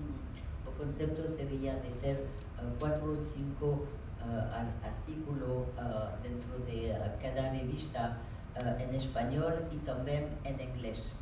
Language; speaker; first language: Portuguese; non-native, learner; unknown